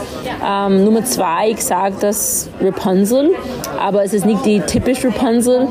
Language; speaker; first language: German; non-native, learner; English